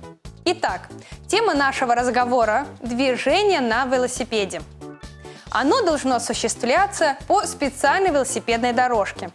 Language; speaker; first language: Russian; native; Russian